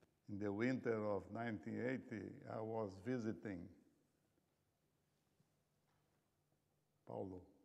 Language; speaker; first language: English; non-native, fluent; Portuguese